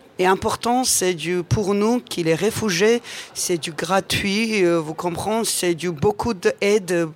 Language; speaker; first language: French; non-native, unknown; Georgian